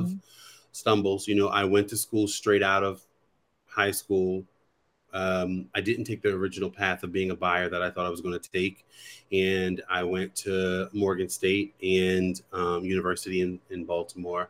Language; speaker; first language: English; native; English